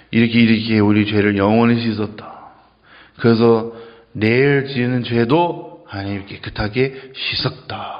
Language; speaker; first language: Korean; non-native, fluent; English